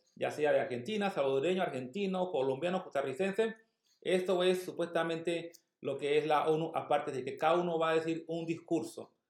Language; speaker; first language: Spanish; native; Spanish